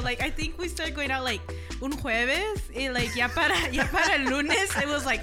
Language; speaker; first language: English; early bilingual, other home language; Spanish